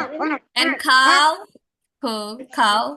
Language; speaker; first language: English; non-native, local second language; Indonesian